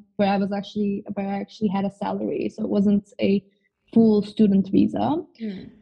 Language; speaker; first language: English; non-native, fluent; Turkish